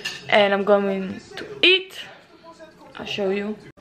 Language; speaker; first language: English; non-native, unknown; Dutch